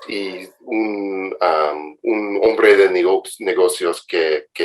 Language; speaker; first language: Spanish; non-native, fluent; English